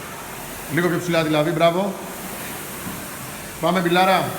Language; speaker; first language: Greek; native; Greek